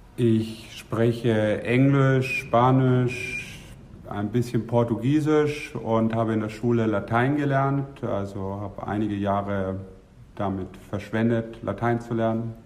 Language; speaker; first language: German; native; German